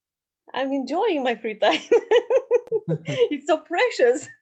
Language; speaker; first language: English; non-native, learner; Romanian